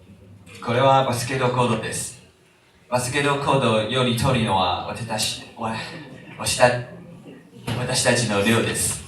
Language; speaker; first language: Japanese; non-native, learner; Chinese